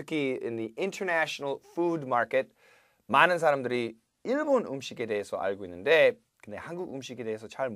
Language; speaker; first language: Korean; non-native, fluent; English